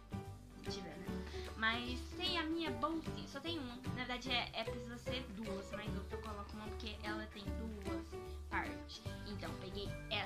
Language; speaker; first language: Portuguese; early bilingual, heritage; Portuguese